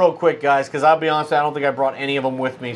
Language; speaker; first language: English; native; English